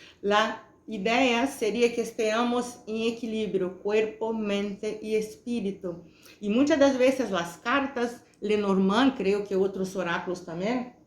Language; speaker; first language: Spanish; non-native, fluent; Portuguese